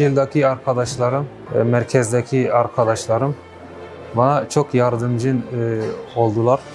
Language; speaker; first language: Turkish; non-native, learner; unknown